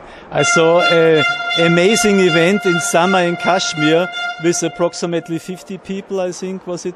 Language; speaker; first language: English; non-native, fluent; German